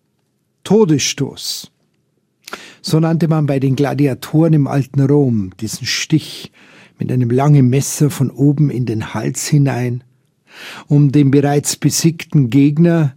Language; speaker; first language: German; native; German